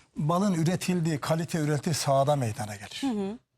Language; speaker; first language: Turkish; native; Turkish